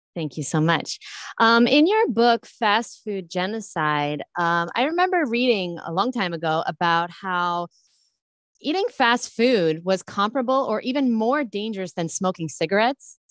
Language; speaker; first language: English; early bilingual, other home language; Italian